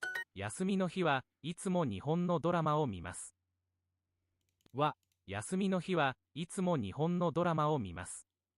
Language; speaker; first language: Japanese; non-native, learner; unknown